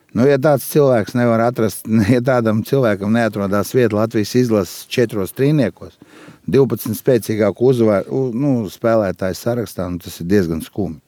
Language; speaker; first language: Latvian; native; Latvian